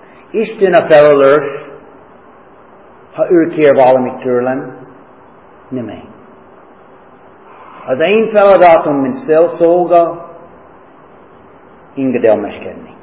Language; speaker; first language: Hungarian; non-native, fluent; English